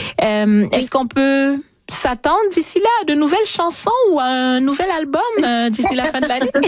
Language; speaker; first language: French; native; French